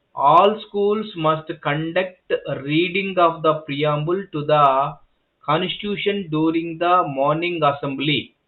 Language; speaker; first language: English; non-native, local second language; Telugu